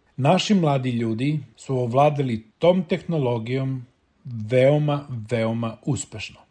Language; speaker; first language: Serbian; native; Serbian